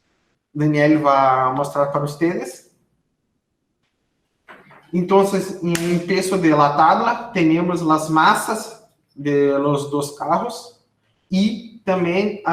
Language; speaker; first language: Spanish; non-native, fluent; Portuguese